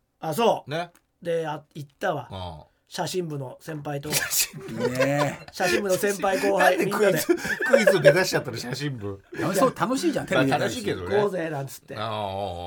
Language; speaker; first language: Japanese; native; Japanese